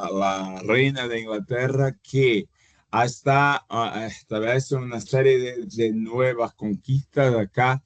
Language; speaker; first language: Spanish; non-native, fluent; Portuguese